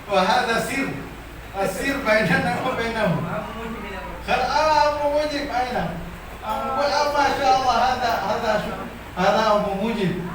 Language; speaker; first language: Arabic; non-native, fluent; Indonesian